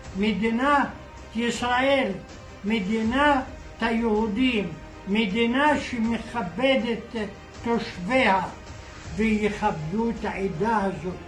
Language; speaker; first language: Hebrew; non-native, local second language; Arabic